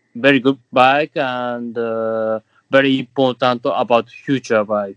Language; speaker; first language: English; non-native, learner; Japanese